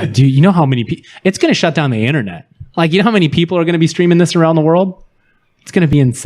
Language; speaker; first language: English; native; English